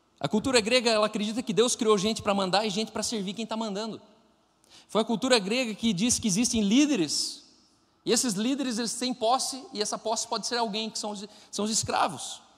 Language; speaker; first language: Portuguese; non-native, fluent; German